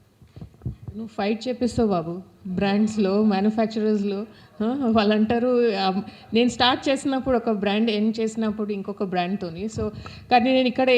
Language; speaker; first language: Telugu; non-native, local second language; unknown